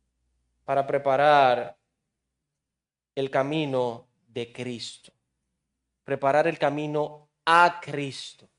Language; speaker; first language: Spanish; native; Spanish